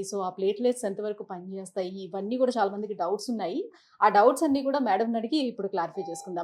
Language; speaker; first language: Telugu; native; Telugu